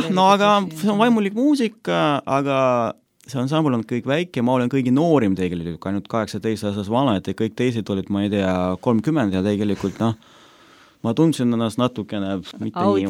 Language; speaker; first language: Estonian; non-native, local second language; Russian